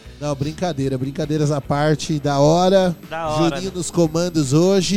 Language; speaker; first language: Portuguese; native; Portuguese